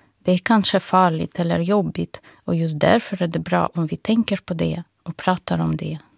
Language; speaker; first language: Swedish; non-native, fluent; Russian